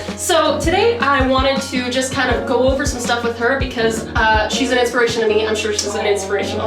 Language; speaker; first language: English; native; English